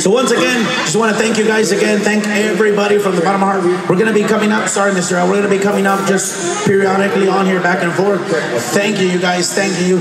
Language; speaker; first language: English; early bilingual, other home language; Spanish